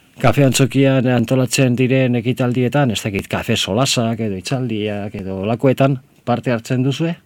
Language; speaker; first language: Basque; native; Basque